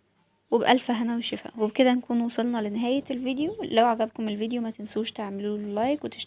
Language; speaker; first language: Arabic; native; Arabic